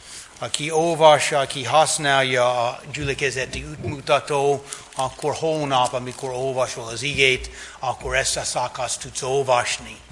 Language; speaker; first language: Hungarian; non-native, fluent; English